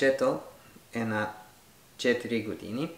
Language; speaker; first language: Bulgarian; non-native, learner; French